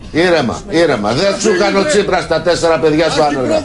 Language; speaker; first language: Greek; native; Greek